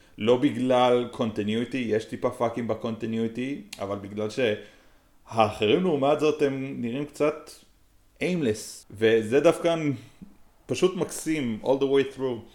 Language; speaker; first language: Hebrew; native; Hebrew